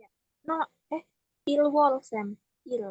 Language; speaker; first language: Korean; non-native, learner; Indonesian